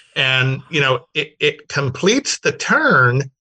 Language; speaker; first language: English; native; English